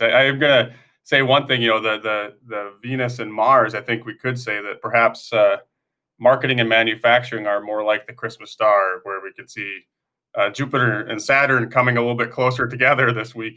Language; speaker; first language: English; native; English